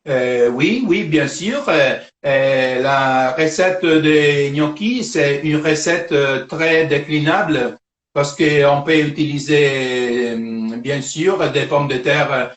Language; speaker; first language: French; non-native, fluent; Italian